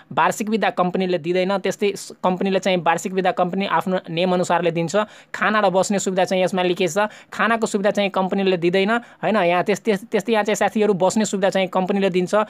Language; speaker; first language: Nepali; non-native, local second language; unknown